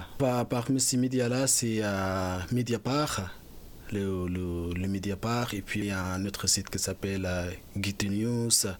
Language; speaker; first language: French; non-native, fluent; Arabic